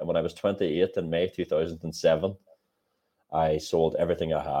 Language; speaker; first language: English; native; English